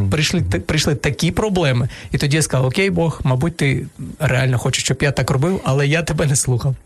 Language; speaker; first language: Ukrainian; non-native, local second language; Russian